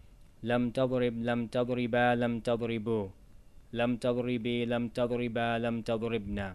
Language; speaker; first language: Arabic; non-native, fluent; English